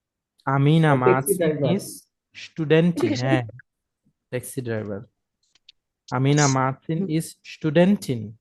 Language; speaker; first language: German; non-native, fluent; Bangla